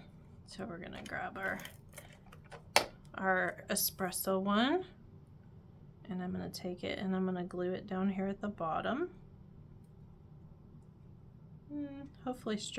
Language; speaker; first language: English; native; English